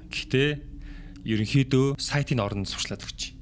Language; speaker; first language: Mongolian; native; Mongolian